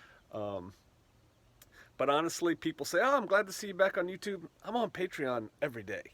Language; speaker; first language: English; native; English